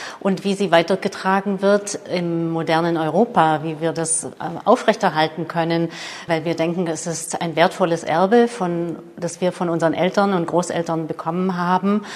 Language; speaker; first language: German; native; German